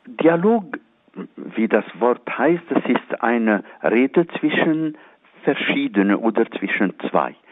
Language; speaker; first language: German; non-native, fluent; Arabic